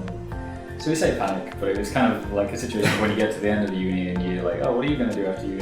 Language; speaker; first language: English; native; English